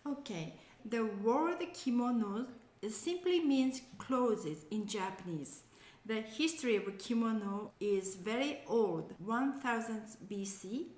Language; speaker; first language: English; non-native, learner; Japanese